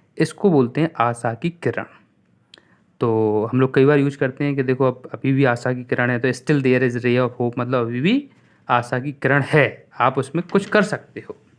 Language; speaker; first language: Hindi; native; Hindi